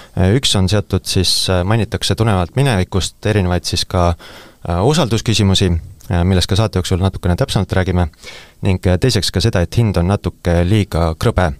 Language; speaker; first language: Estonian; native; Estonian